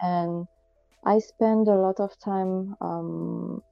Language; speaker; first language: English; non-native, fluent; French